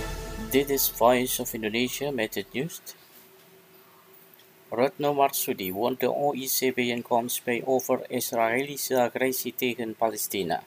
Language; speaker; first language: Dutch; non-native, local second language; Indonesian